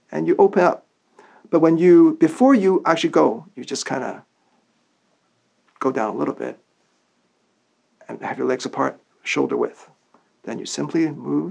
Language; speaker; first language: English; non-native, local second language; Cantonese